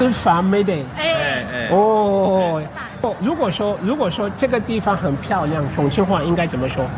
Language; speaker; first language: Chinese; non-native, fluent; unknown